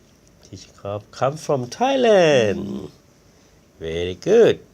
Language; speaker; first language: English; non-native, learner; Thai